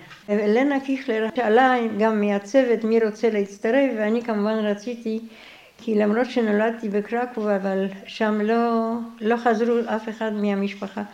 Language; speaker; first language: Hebrew; non-native, fluent; Polish